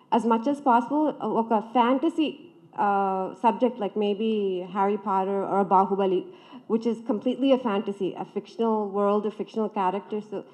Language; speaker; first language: Telugu; early bilingual, heritage; Telugu